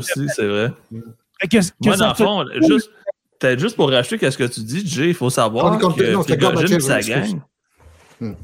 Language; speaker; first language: French; native; French